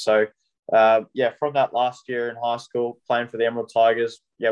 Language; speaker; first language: English; native; English